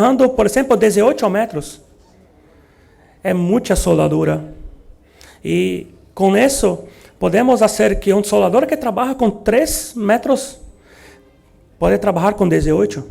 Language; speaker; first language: Spanish; non-native, learner; Portuguese